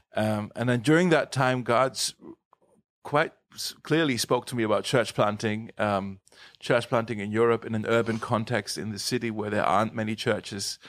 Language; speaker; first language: English; non-native, fluent; German